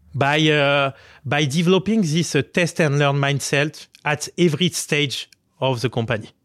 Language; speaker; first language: English; non-native, fluent; French